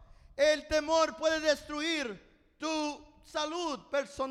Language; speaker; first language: Spanish; non-native, fluent; English